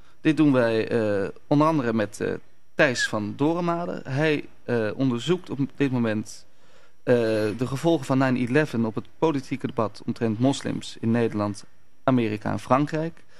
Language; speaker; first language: Dutch; native; Dutch